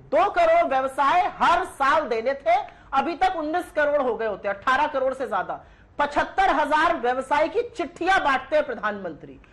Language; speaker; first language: Hindi; native; Hindi